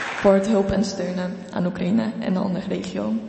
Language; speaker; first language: Dutch; non-native, fluent; Ukrainian